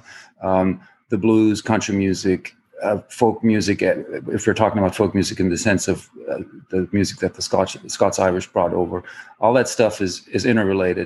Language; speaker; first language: English; non-native, fluent; German